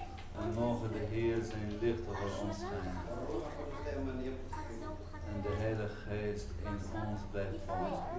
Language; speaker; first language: Dutch; non-native, fluent; Arabic